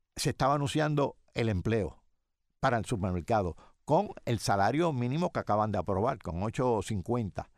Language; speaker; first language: Spanish; native; Spanish